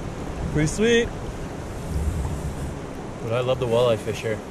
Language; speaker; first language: English; native; English